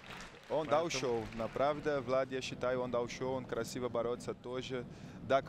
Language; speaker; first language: Russian; non-native, learner; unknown